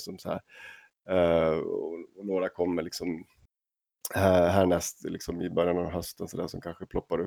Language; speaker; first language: Swedish; native; Swedish